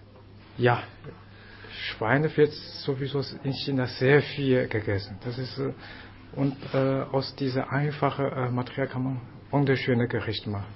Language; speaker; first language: German; non-native, fluent; Chinese